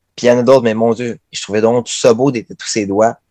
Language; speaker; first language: French; native; French